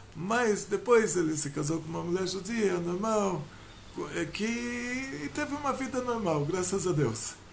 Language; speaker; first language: Portuguese; non-native, fluent; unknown